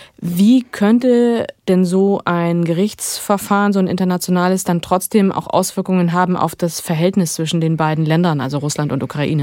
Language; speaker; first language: German; native; German